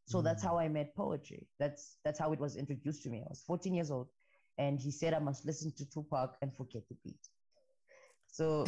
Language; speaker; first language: English; non-native, local second language; Xhosa